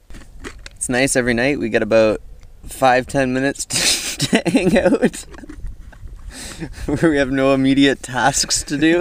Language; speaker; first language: English; native; English